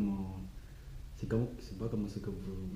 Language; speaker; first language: French; non-native, learner; Chinese